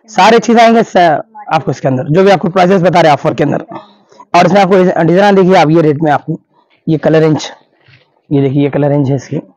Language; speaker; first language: Hindi; non-native, local second language; Urdu